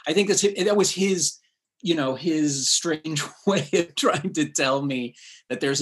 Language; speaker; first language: English; native; English